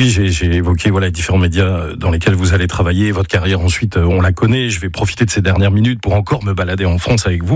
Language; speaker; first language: French; native; French